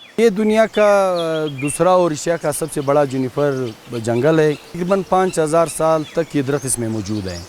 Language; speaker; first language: Urdu; non-native, local second language; Pashto